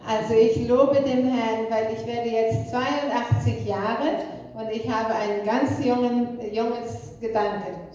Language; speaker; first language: German; non-native, fluent; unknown